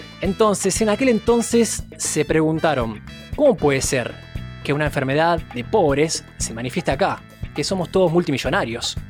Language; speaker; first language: Spanish; native; Spanish